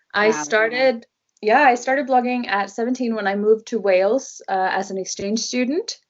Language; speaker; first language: English; non-native, fluent; Norwegian